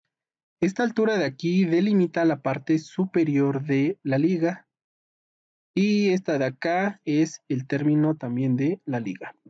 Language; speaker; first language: Spanish; native; Spanish